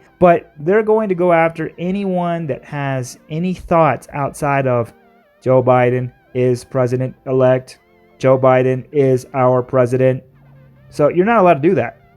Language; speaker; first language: English; native; English